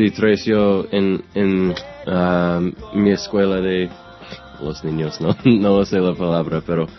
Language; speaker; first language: Spanish; non-native, learner; English